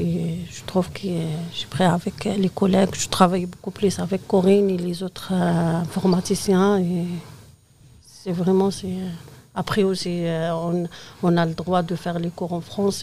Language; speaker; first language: French; non-native, fluent; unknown